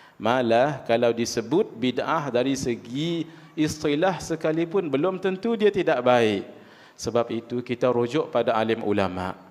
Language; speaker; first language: Malay; native; Malay